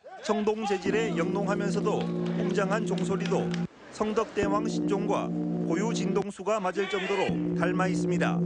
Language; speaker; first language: Korean; native; Korean